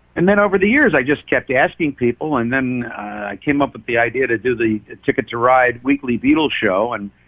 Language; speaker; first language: English; native; English